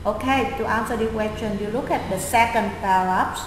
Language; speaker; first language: English; non-native, fluent; Vietnamese